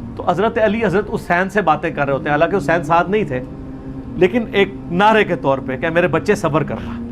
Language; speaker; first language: Urdu; non-native, local second language; Punjabi